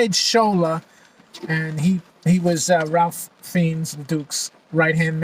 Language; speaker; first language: English; native; English